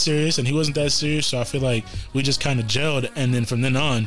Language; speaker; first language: English; native; English